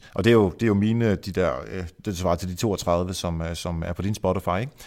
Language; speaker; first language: Danish; native; Danish